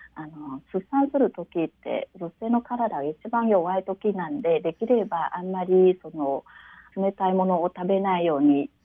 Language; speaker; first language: Japanese; non-native, fluent; Vietnamese